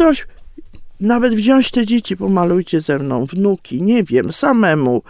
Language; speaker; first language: Polish; native; Polish